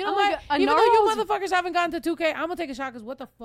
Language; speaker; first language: English; native; English